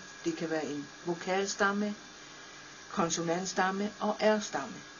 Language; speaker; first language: Danish; non-native, local second language; Kalaallisut